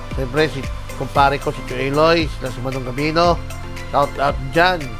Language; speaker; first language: Filipino; non-native, local second language; Cebuano